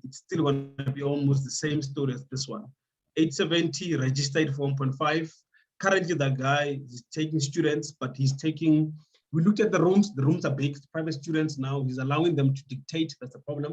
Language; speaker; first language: English; non-native, local second language; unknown